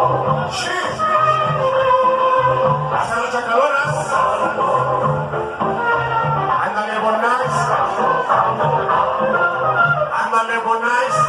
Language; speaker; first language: Spanish; native; Spanish